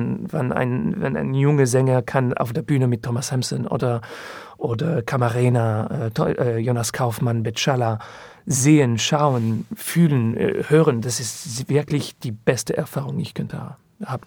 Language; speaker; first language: German; non-native, learner; French